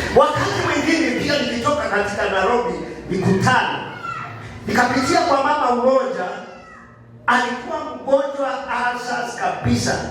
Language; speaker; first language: Swahili; non-native, local second language; Kikuyu